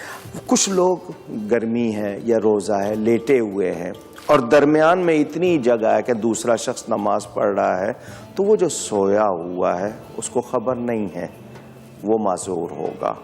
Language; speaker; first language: Urdu; native; Urdu